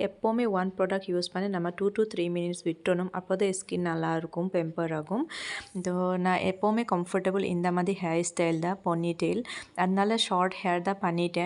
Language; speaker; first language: Tamil; non-native, learner; Assamese